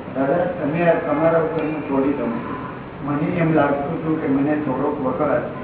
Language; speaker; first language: Gujarati; early bilingual, heritage; Gujarati